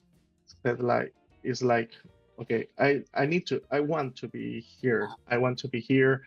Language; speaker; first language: English; non-native, learner; Spanish